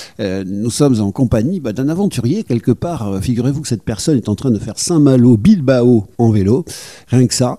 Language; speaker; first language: French; native; French